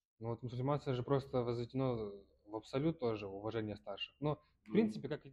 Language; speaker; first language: Russian; early bilingual, other home language; Kyrgyz